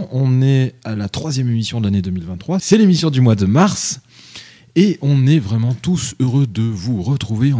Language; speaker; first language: French; native; French